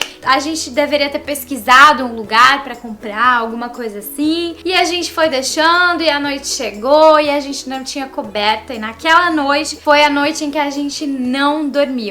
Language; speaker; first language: Portuguese; native; Portuguese